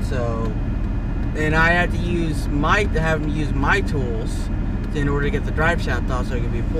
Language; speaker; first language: English; native; English